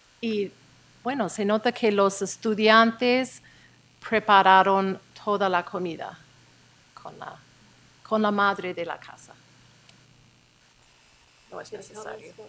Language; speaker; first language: Spanish; non-native, fluent; English